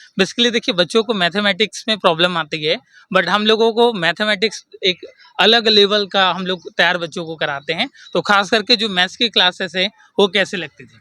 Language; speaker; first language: Hindi; native; Hindi